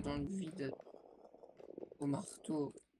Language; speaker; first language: French; native; French